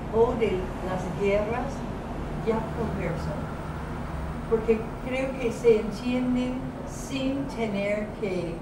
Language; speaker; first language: Spanish; non-native, fluent; English